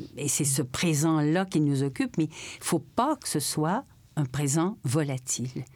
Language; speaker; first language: French; native; French